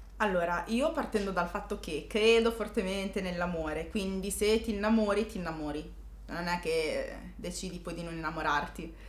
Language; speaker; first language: Italian; early bilingual, other home language; Arabic